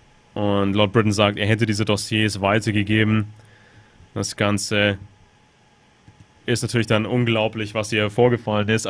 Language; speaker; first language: German; native; German